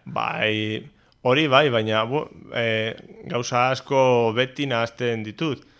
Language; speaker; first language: Basque; non-native, learner; Spanish